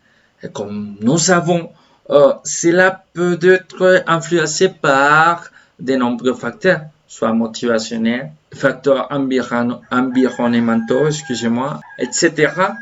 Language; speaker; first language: French; non-native, fluent; Spanish